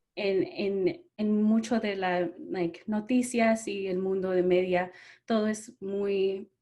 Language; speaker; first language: Spanish; early bilingual, other home language; English